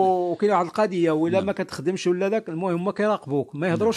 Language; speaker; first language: Arabic; native; Arabic